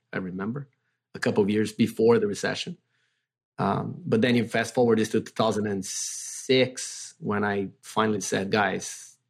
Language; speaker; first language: English; non-native, fluent; Portuguese